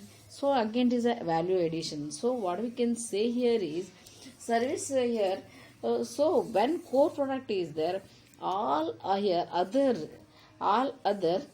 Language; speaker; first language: English; non-native, local second language; Kannada